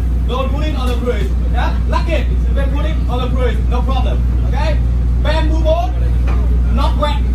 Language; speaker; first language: English; non-native, learner; Vietnamese